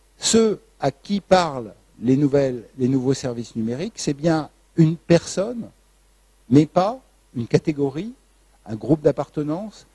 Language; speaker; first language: French; native; French